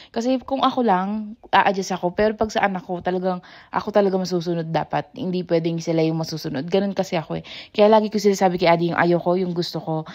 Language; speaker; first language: Filipino; native; Filipino